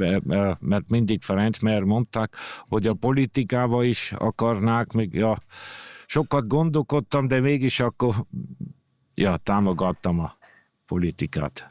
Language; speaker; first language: Hungarian; early bilingual, heritage; Hungarian